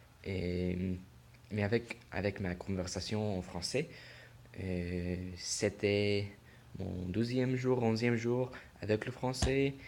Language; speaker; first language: French; non-native, learner; English